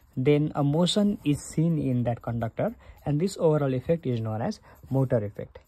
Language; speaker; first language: English; non-native, local second language; Nepali